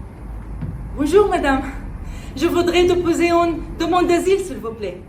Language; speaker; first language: French; non-native, fluent; Arabic